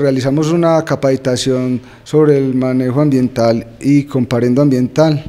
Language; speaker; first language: Spanish; native; Spanish